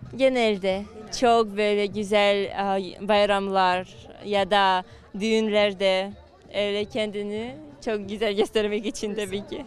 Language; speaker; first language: Turkish; non-native, fluent; Uyghur